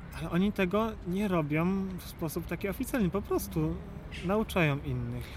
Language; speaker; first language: Polish; native; Polish